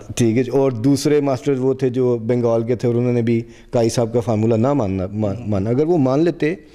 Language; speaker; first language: Urdu; non-native, local second language; Punjabi